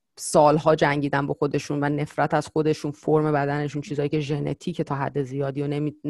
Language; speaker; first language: Persian; native; Persian